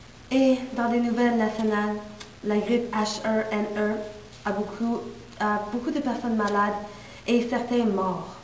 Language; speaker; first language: French; non-native, local second language; English